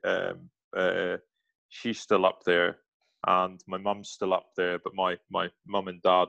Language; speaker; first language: English; native; English